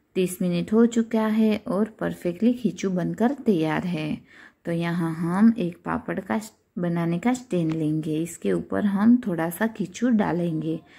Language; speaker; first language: Hindi; non-native, local second language; Gujarati